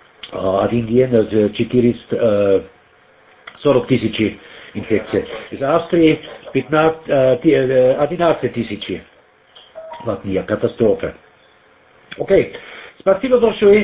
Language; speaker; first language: Russian; non-native, learner; German